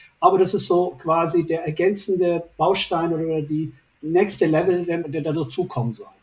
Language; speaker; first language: German; early bilingual, other home language; Turkish